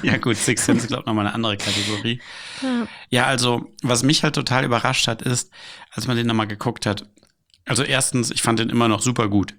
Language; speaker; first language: German; native; German